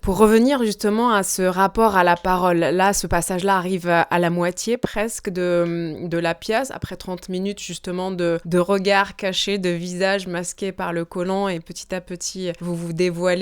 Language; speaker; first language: French; native; French